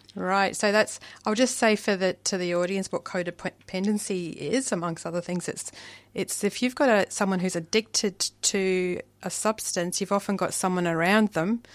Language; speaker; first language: English; native; English